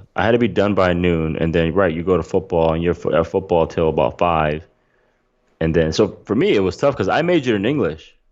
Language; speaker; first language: English; native; English